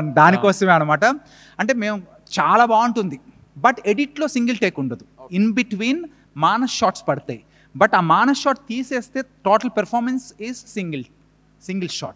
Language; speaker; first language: Telugu; native; Telugu